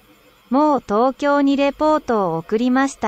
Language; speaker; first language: Japanese; non-native, learner; Vietnamese